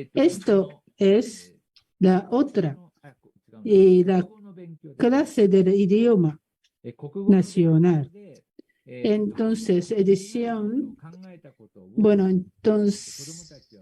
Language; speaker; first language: Spanish; non-native, learner; Japanese